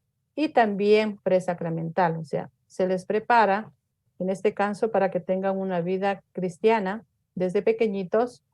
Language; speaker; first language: Spanish; native; Spanish